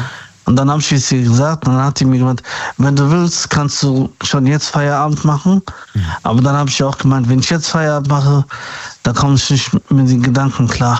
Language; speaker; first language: German; native; German